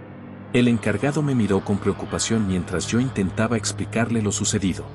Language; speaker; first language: Spanish; native; Spanish